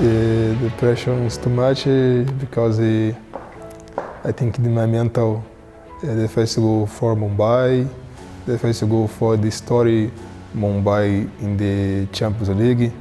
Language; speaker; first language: English; non-native, learner; Portuguese